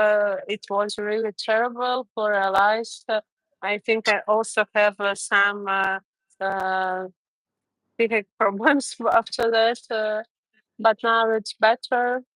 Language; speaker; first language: English; non-native, learner; Russian